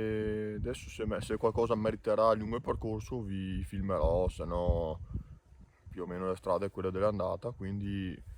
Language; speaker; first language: Italian; native; Italian